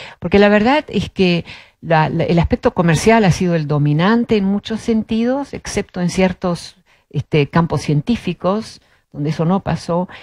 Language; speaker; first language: Spanish; early bilingual, other home language; Dutch